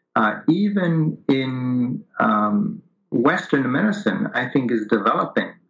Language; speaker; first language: English; early bilingual, other home language; Vietnamese